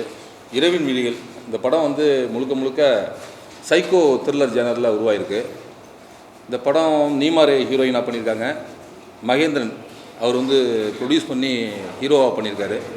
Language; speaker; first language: Tamil; native; Tamil